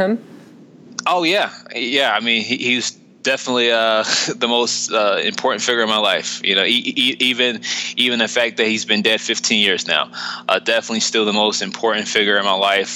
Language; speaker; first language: English; native; English